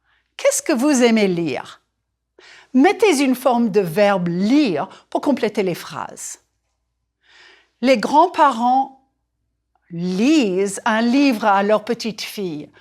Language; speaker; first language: French; non-native, fluent; English